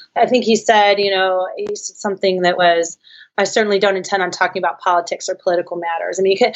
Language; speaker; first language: English; native; English